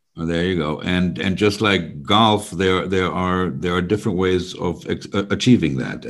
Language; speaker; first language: English; non-native, fluent; German